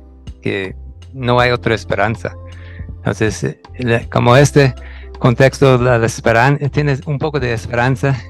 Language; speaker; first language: Spanish; non-native, fluent; English